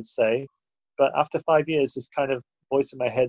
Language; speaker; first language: English; native; English